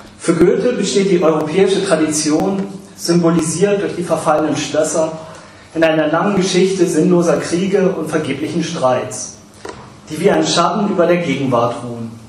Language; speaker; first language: German; early bilingual, other home language; English